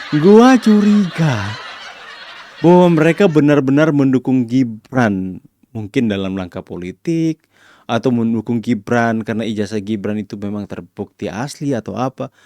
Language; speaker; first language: Indonesian; native; Indonesian